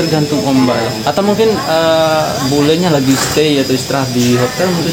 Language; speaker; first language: Indonesian; native; Indonesian